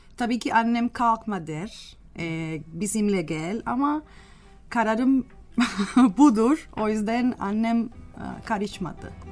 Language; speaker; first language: Turkish; non-native, fluent; Spanish